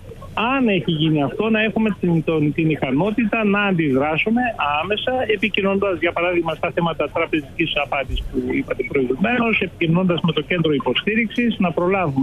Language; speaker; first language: Greek; native; Greek